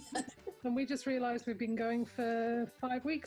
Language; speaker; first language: English; native; English